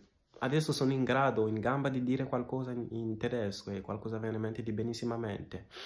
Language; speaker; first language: Italian; non-native, fluent; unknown